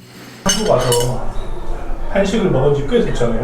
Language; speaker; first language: Korean; native; Korean